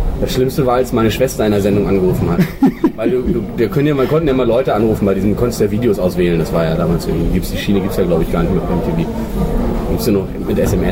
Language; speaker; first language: German; native; German